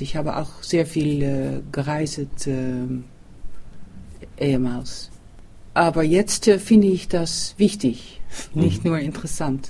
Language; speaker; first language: German; non-native, learner; Dutch